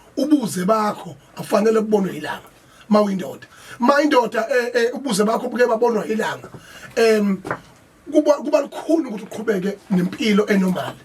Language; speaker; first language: Zulu; native; Zulu